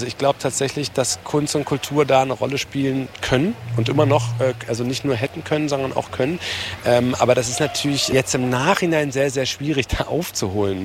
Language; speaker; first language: German; native; German